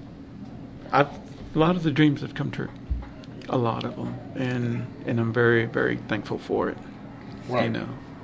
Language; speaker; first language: English; native; English